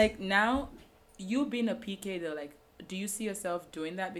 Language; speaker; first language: English; non-native, local second language; Yoruba